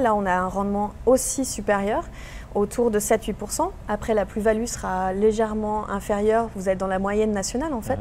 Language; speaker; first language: French; native; French